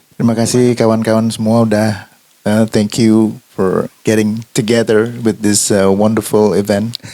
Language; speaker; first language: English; non-native, fluent; Indonesian